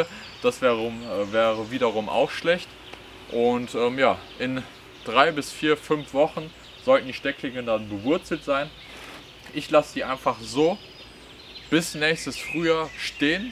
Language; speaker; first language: German; native; German